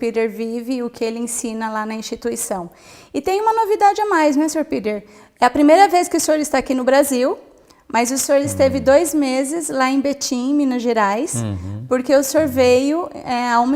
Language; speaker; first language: Portuguese; native; Portuguese